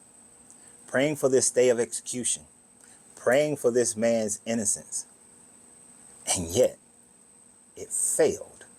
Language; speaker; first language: English; native; English